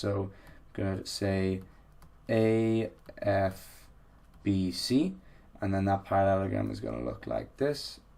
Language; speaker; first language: English; native; English